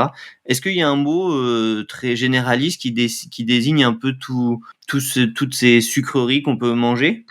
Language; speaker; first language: French; native; French